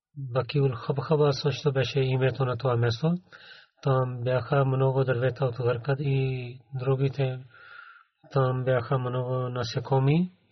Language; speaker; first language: Bulgarian; non-native, learner; Urdu